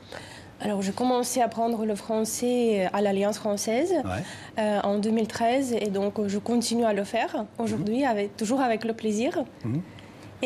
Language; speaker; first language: French; non-native, fluent; Ukrainian